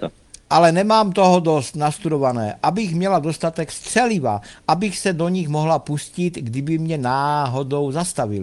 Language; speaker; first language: Czech; native; Czech